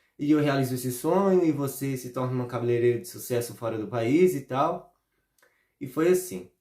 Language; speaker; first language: Portuguese; native; Portuguese